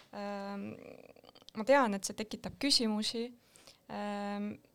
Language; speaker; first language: Estonian; non-native, local second language; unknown